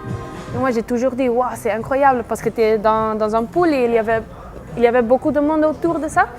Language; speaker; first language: French; non-native, fluent; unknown